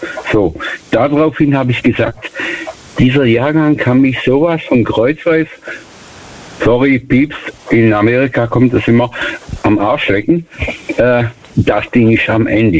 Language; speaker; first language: German; native; German